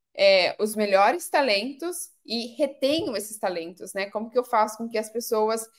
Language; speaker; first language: Portuguese; native; Portuguese